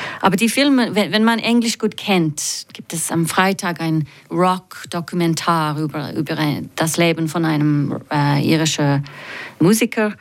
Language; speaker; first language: German; non-native, fluent; English